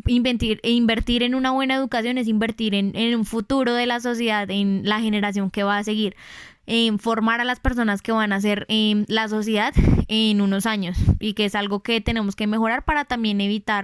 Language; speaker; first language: Spanish; native; Spanish